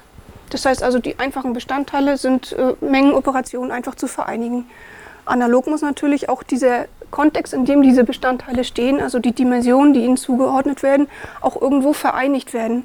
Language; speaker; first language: German; native; German